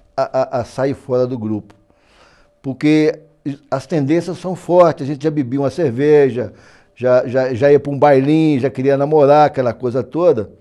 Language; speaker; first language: Portuguese; native; Portuguese